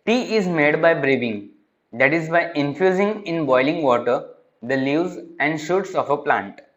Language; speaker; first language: English; non-native, local second language; Marathi